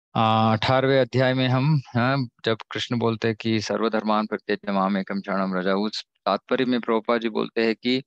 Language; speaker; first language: Hindi; non-native, local second language; Kannada